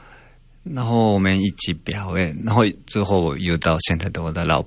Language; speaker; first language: Chinese; non-native, fluent; Japanese